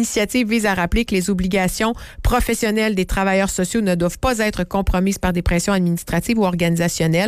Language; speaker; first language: French; native; French